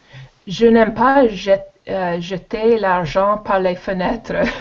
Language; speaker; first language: French; non-native, learner; English